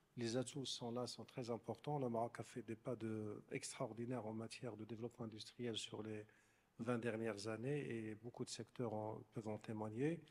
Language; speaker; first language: French; non-native, local second language; Arabic